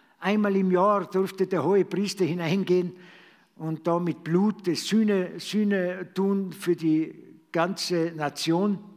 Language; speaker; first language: German; native; German